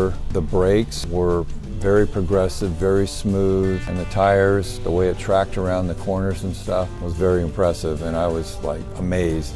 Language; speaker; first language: English; native; English